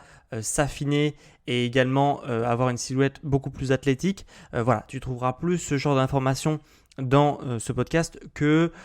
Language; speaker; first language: French; native; French